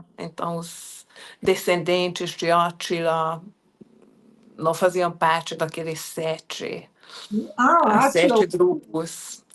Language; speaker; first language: Portuguese; non-native, fluent; Hungarian